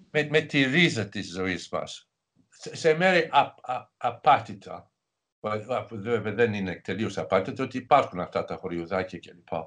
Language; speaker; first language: Greek; non-native, fluent; English